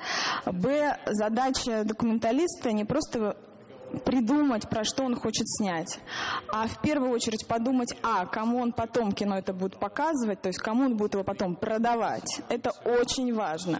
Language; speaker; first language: Russian; native; Russian